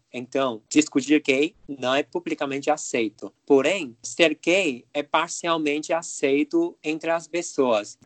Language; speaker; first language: Portuguese; non-native, fluent; Chinese